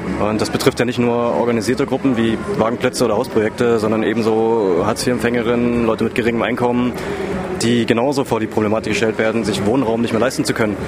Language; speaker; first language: German; native; German